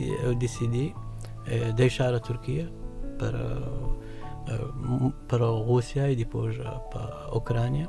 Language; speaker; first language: Portuguese; non-native, fluent; Arabic